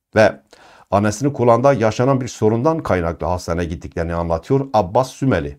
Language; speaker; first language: Turkish; non-native, local second language; Kurdish